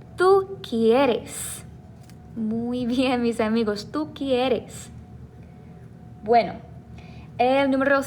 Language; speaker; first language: Spanish; non-native, fluent; English